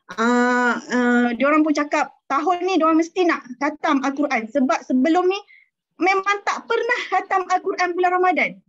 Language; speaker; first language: Malay; native; Malay